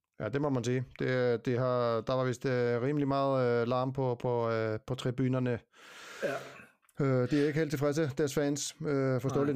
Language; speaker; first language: Danish; native; Danish